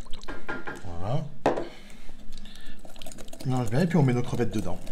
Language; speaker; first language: French; native; French